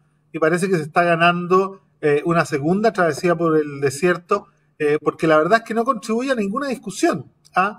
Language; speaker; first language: Spanish; native; Spanish